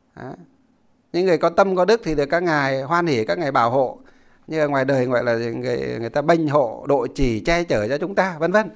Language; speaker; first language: Vietnamese; non-native, local second language; Muong